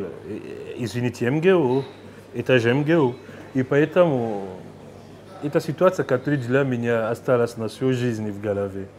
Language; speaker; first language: Russian; non-native, fluent; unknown